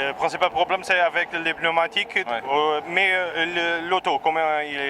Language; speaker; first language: French; non-native, learner; Portuguese